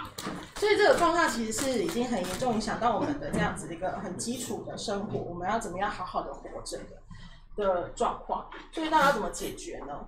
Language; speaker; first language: Chinese; native; Chinese